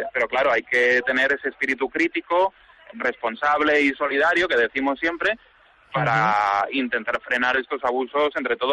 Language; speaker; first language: Spanish; native; Spanish